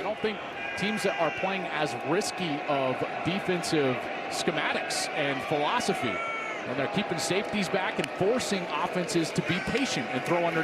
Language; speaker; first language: English; native; English